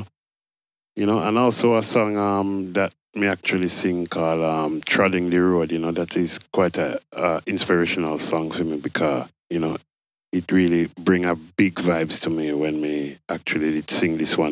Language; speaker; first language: English; native; English